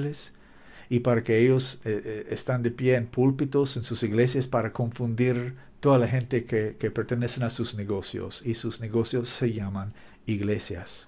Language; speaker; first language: Spanish; non-native, learner; English